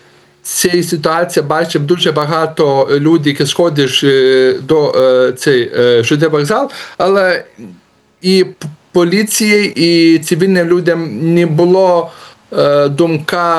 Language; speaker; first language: Ukrainian; non-native, learner; Lithuanian